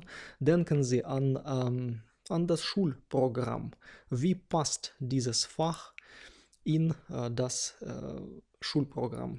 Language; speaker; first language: German; non-native, fluent; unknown